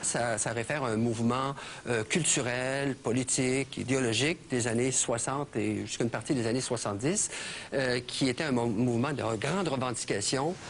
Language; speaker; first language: French; native; French